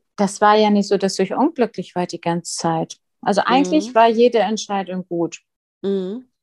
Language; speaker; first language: German; early bilingual, other home language; Russian